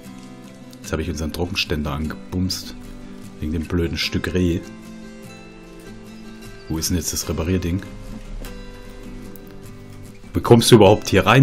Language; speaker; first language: German; native; German